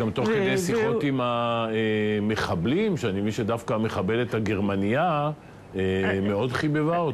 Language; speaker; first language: Hebrew; native; Hebrew